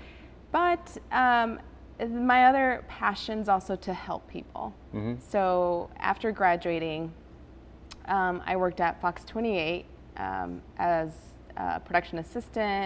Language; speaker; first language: English; early bilingual, other home language; Spanish